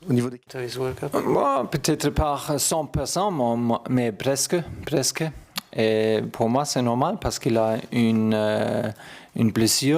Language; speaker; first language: French; non-native, learner; German